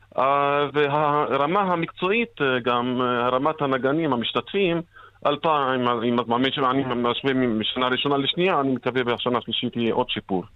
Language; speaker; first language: Hebrew; non-native, local second language; Arabic